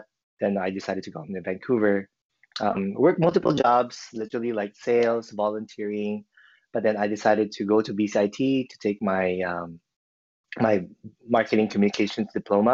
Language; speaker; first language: English; non-native, local second language; Filipino